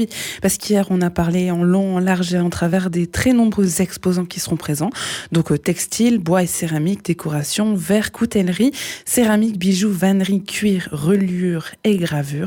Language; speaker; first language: French; native; French